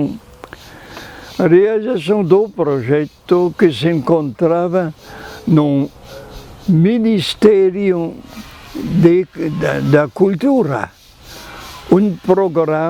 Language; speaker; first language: Portuguese; non-native, fluent; French